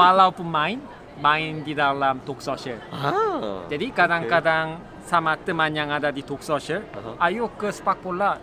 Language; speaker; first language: Indonesian; non-native, learner; Korean